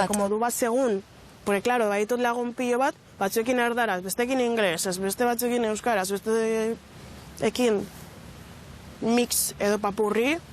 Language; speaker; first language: Basque; non-native, local second language; Spanish